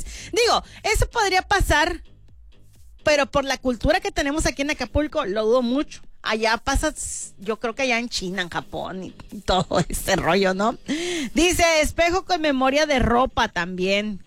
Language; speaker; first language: Spanish; native; Spanish